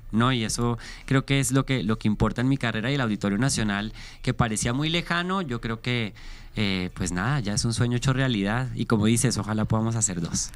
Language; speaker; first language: Spanish; native; Spanish